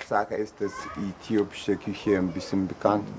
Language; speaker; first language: German; non-native, learner; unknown